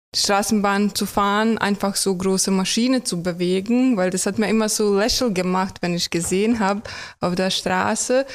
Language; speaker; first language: German; non-native, fluent; Croatian